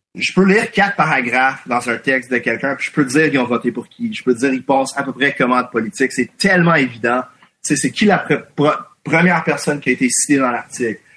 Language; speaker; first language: French; non-native, fluent; English